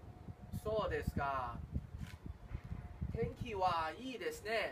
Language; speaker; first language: Japanese; non-native, learner; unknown